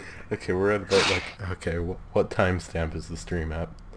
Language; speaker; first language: English; native; English